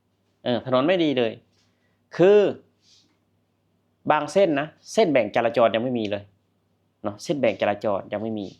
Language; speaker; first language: Thai; non-native, local second language; Northeastern Thai